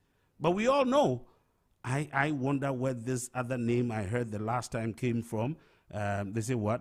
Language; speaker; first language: English; non-native, local second language; Akan